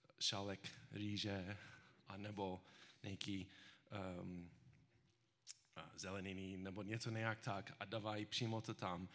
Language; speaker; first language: Czech; non-native, learner; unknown